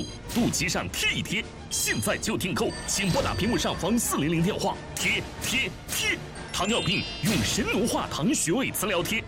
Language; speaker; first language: Chinese; native; Chinese